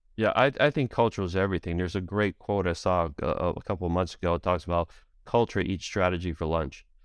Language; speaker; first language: English; native; English